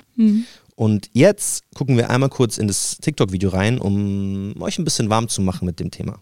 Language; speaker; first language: German; early bilingual, other home language; Arabic